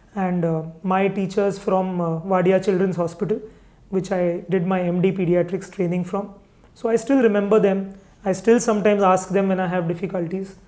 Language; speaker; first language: English; non-native, local second language; Hindi